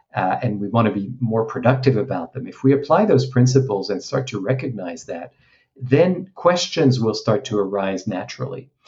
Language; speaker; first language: English; non-native, fluent; French